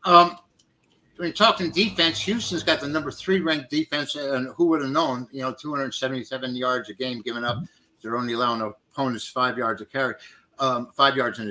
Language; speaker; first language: English; native; English